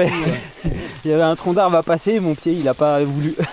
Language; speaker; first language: French; native; French